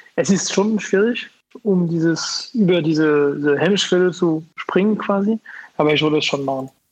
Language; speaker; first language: German; non-native, fluent; French